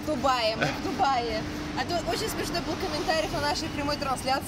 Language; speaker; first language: Russian; native; Russian